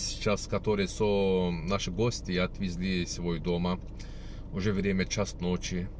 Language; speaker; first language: Russian; non-native, learner; Turkish